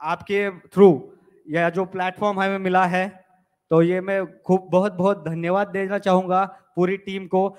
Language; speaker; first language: Hindi; non-native, local second language; Marathi